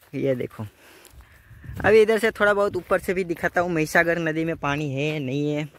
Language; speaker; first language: Hindi; non-native, local second language; Gujarati